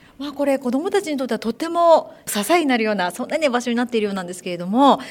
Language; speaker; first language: Japanese; native; Japanese